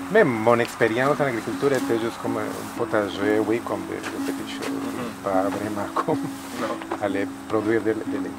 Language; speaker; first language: French; non-native, fluent; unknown